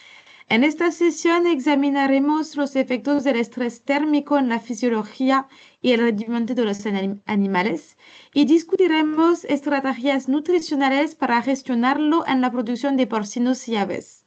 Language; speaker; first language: Spanish; non-native, learner; French